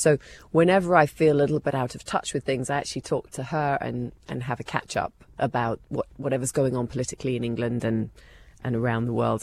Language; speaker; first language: English; native; English